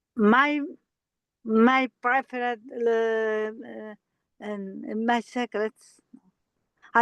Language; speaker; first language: English; non-native, learner; Italian